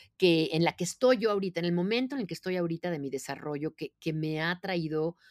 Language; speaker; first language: Spanish; native; Spanish